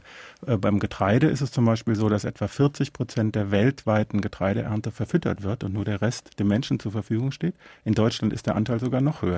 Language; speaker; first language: German; native; German